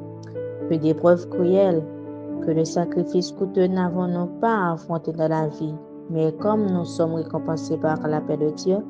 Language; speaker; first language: French; non-native, local second language; Haitian Creole